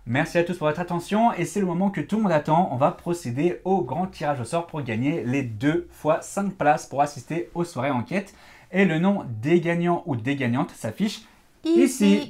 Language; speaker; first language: French; native; French